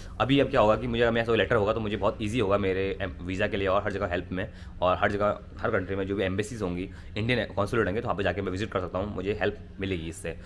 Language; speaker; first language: Hindi; native; Hindi